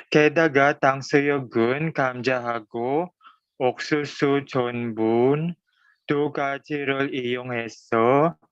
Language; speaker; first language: Korean; non-native, learner; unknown